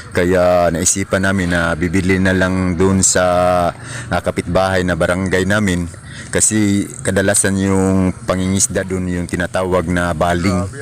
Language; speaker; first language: Filipino; non-native, local second language; Cebuano